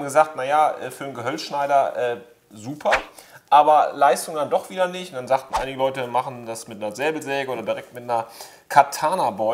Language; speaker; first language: German; native; German